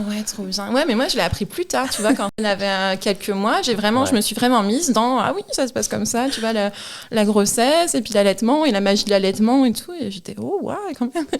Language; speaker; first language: French; native; French